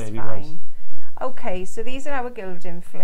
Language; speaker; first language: English; native; English